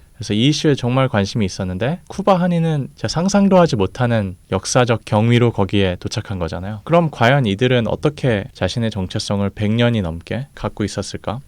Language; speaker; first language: Korean; native; Korean